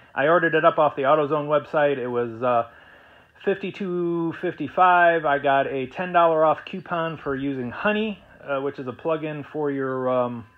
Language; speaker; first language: English; native; English